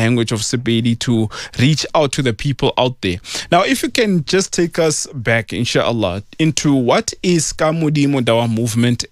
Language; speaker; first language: English; non-native, local second language; Tswana